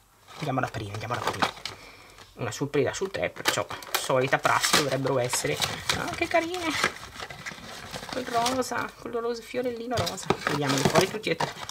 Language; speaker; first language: Italian; native; Italian